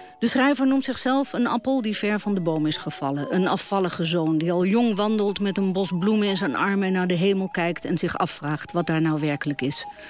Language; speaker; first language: Dutch; native; Dutch